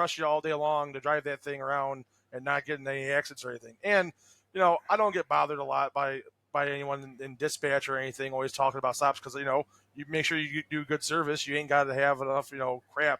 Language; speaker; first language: English; native; English